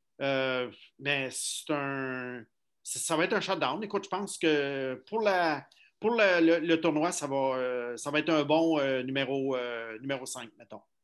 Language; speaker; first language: French; native; French